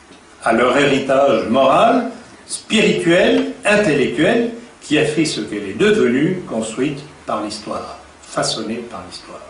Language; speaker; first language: French; native; French